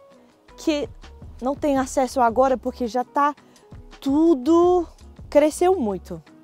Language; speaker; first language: Portuguese; non-native, fluent; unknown